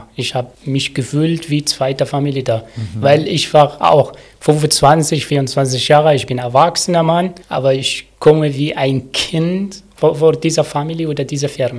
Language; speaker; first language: German; non-native, learner; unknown